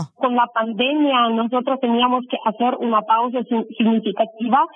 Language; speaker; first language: Spanish; non-native, fluent; Ukrainian